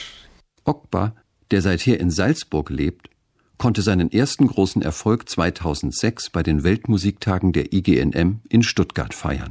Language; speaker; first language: German; native; German